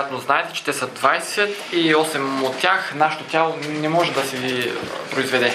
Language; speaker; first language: Bulgarian; native; Bulgarian